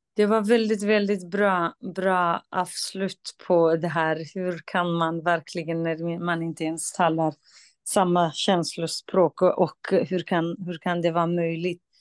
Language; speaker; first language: Swedish; non-native, fluent; Kurdish